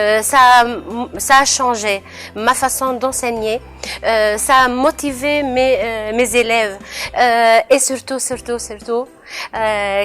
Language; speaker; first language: French; non-native, local second language; Arabic